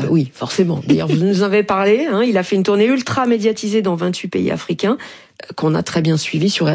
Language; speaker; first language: French; native; French